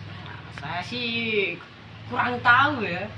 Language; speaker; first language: Indonesian; native; Indonesian